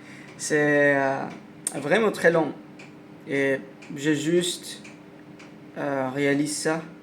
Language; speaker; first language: French; non-native, learner; Arabic